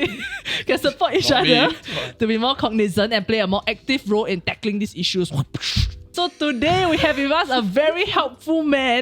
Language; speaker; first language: English; native; English